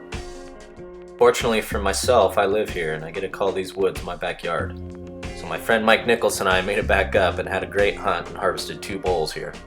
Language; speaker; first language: English; native; English